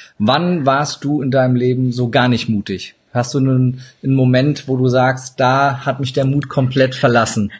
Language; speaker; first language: German; early bilingual, other home language; Turkish